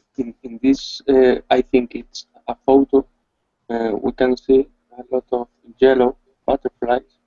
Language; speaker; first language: English; non-native, learner; Spanish